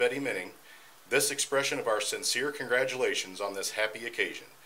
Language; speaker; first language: English; native; English